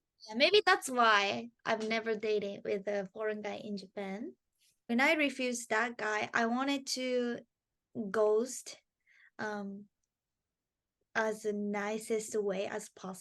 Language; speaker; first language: English; non-native, learner; Japanese